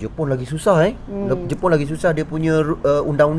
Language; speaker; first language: Malay; native; Malay